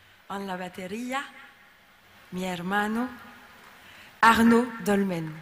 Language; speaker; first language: Spanish; non-native, learner; French